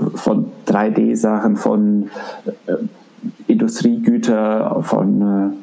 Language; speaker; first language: German; native; German